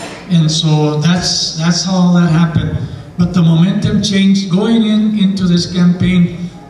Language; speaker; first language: English; native; English